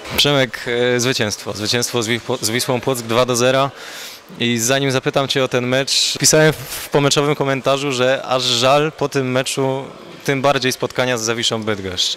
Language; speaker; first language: Polish; native; Polish